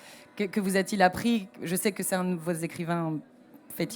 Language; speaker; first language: French; native; French